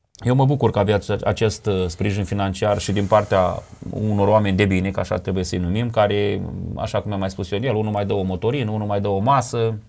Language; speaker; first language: Romanian; native; Romanian